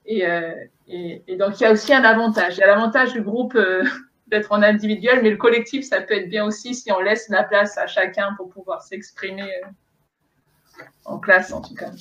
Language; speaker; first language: French; native; French